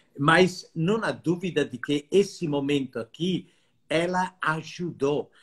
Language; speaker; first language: Portuguese; non-native, fluent; Italian